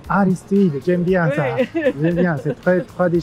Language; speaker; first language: French; non-native, fluent; Japanese